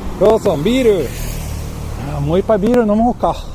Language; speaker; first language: Japanese; non-native, learner; Swedish